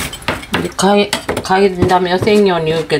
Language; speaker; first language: Japanese; native; Japanese